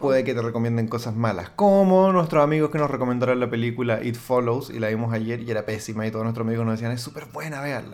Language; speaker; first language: Spanish; native; Spanish